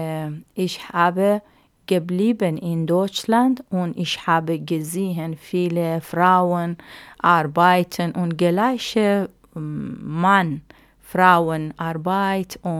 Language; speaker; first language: German; non-native, learner; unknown